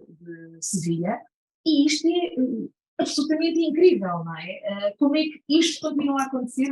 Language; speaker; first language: Portuguese; native; Portuguese